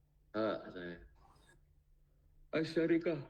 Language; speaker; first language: Arabic; non-native, fluent; Indonesian